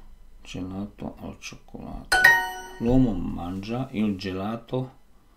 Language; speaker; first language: Italian; non-native, learner; Slovak